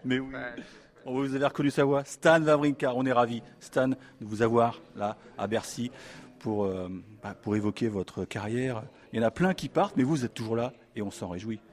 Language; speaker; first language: French; native; French